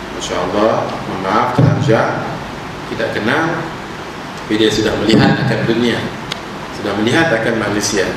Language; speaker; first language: Malay; native; Malay